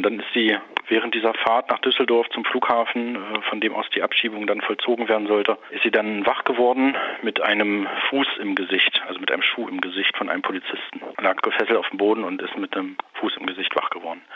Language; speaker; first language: German; native; German